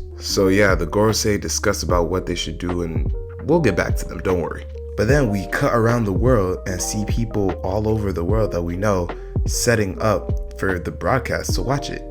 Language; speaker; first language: English; native; English